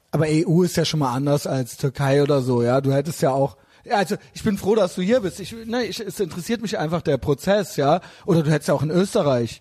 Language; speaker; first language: German; native; German